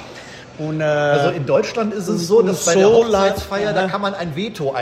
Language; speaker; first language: German; native; German